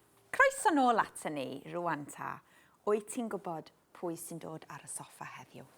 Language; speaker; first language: Welsh; native; Welsh